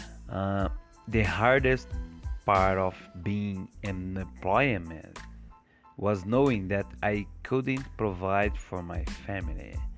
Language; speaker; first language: English; non-native, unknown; Portuguese